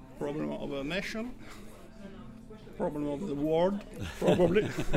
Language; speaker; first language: English; non-native, learner; Italian